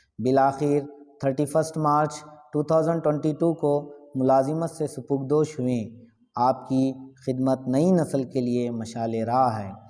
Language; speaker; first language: Urdu; native; Urdu